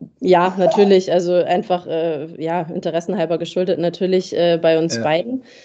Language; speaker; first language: German; native; German